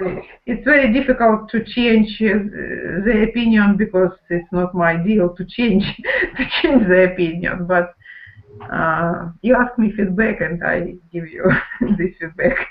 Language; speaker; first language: English; non-native, learner; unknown